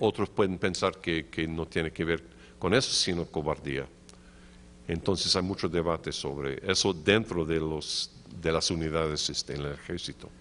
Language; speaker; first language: Spanish; non-native, fluent; English